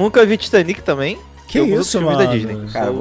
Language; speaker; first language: Portuguese; native; Portuguese